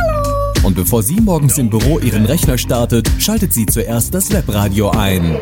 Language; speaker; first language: German; native; German